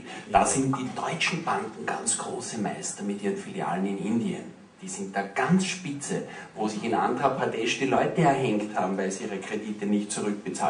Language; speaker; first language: German; native; German